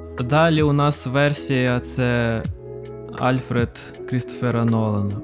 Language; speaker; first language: Ukrainian; non-native, local second language; Russian